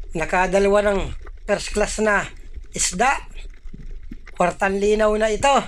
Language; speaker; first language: Filipino; non-native, local second language; Bikol